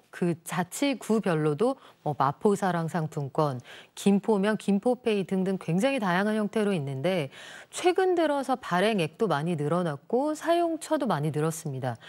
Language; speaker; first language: Korean; native; Korean